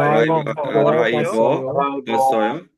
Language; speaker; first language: Korean; non-native, learner; Burmese